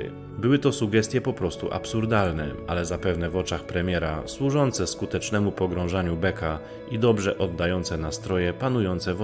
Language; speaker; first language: Polish; native; Polish